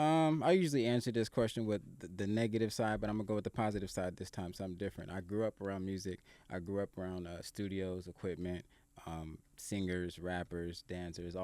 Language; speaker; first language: English; native; English